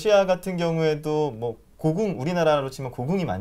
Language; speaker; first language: Korean; native; Korean